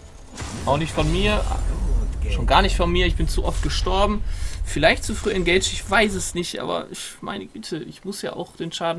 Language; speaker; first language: German; native; German